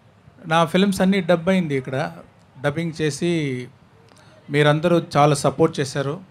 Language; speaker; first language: Telugu; non-native, learner; Tamil